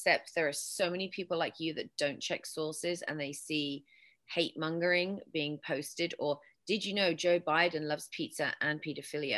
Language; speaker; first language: English; native; English